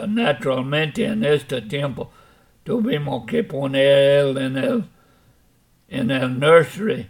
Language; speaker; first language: Spanish; non-native, fluent; English